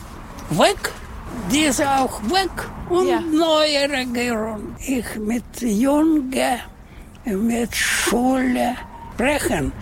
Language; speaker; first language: German; non-native, learner; Russian